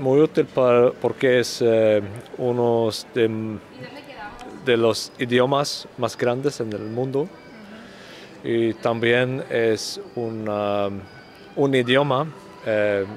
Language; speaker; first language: Spanish; non-native, learner; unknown